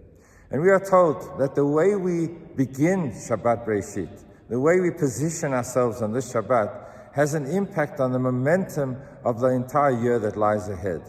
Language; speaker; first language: English; native; English